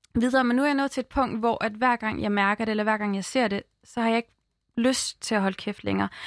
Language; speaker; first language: Danish; early bilingual, other home language; Arabic